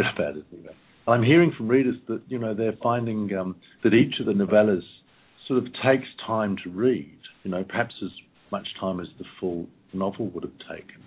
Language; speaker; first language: English; native; English